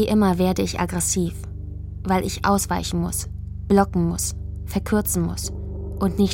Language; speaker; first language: German; native; German